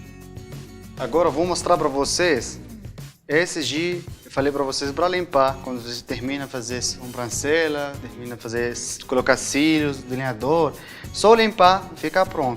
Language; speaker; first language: Portuguese; non-native, learner; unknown